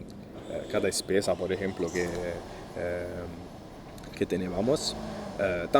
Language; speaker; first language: Spanish; non-native, fluent; Italian